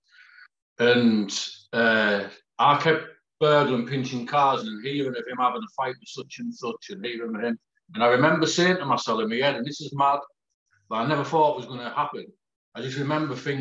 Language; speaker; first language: English; native; English